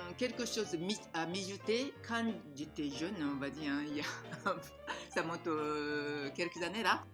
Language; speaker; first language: French; non-native, fluent; Japanese